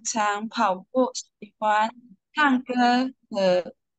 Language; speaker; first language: Chinese; non-native, learner; Burmese